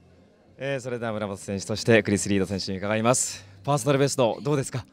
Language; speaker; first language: Japanese; native; Japanese